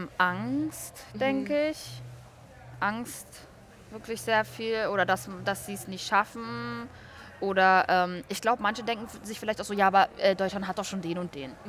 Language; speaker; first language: German; native; German